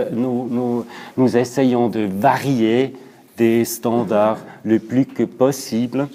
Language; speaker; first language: French; non-native, local second language; German